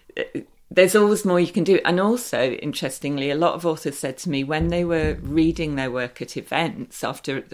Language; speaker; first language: English; native; English